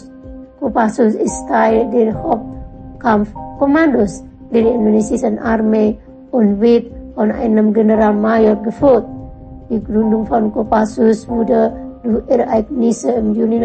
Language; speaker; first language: German; non-native, fluent; Indonesian